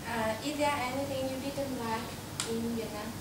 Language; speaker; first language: English; non-native, learner; Vietnamese